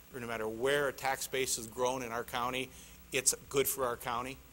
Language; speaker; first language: English; native; English